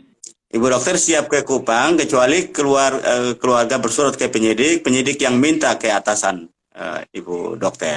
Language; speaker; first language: Indonesian; native; Indonesian